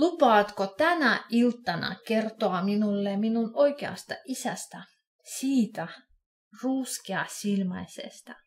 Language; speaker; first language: Finnish; non-native, fluent; Russian